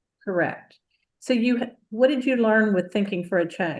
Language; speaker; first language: English; native; English